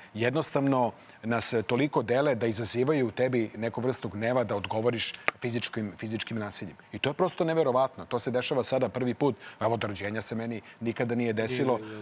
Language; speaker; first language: Serbian; native; Serbian